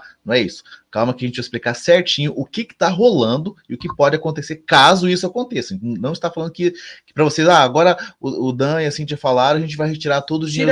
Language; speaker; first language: Portuguese; native; Portuguese